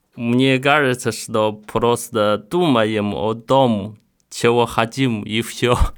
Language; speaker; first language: Russian; non-native, learner; Chinese